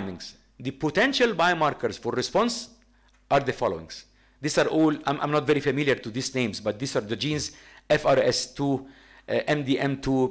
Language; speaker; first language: English; non-native, fluent; Arabic